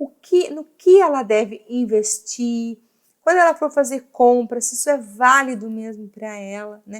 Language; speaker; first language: Portuguese; native; Portuguese